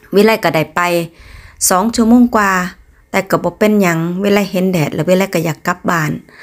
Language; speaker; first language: Thai; native; Thai